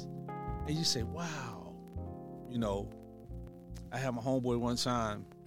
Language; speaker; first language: English; native; English